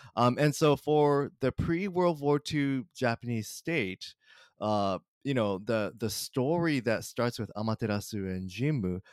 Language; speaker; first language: English; early bilingual, other home language; Japanese